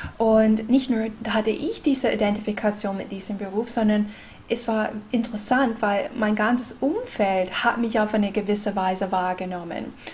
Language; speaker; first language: German; non-native, fluent; English